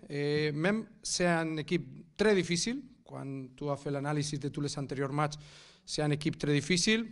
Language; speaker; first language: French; non-native, fluent; Catalan